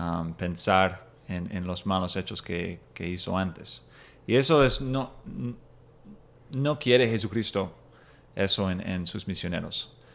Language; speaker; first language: Spanish; non-native, fluent; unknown